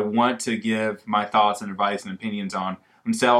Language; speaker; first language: English; native; English